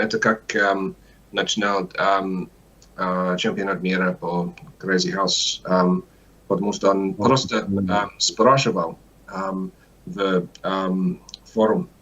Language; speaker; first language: Russian; non-native, learner; English